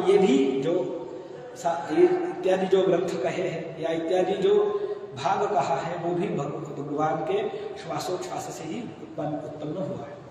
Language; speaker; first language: Hindi; non-native, local second language; Marathi